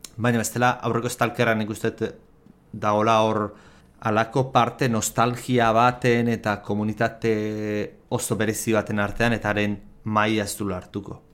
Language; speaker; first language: Basque; native; Basque